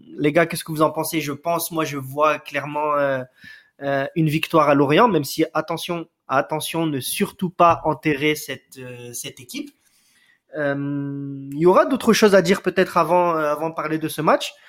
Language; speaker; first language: French; native; French